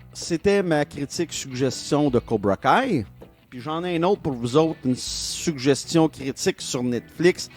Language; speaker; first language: French; native; French